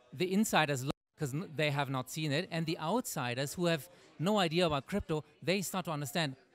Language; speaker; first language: English; native; English